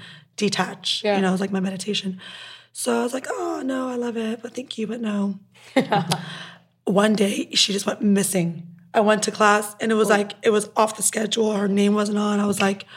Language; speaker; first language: English; native; English